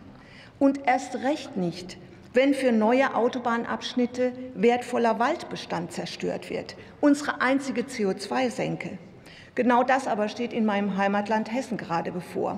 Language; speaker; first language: German; native; German